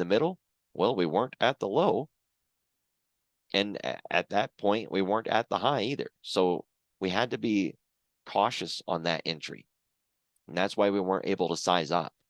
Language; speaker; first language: English; native; English